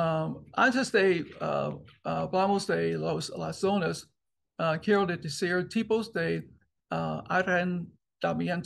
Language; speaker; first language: Spanish; non-native, learner; English